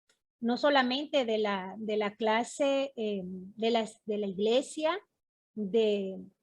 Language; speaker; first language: Spanish; native; Spanish